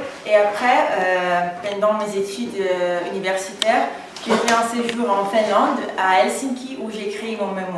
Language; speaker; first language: French; non-native, fluent; Italian